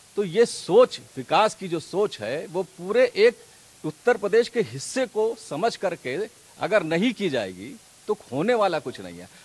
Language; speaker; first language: Hindi; native; Hindi